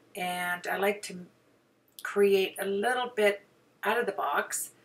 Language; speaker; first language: English; native; English